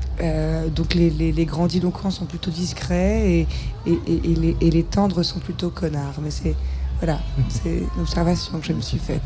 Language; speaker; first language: French; native; French